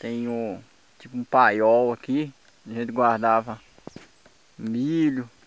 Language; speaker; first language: Portuguese; native; Portuguese